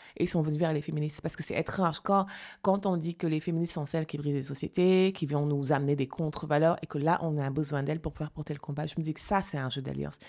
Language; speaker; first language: French; non-native, local second language; Fula